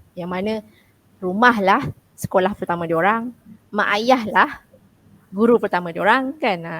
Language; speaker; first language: Malay; native; Malay